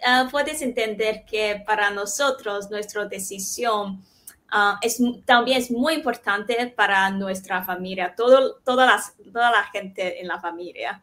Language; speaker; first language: Spanish; non-native, fluent; Chinese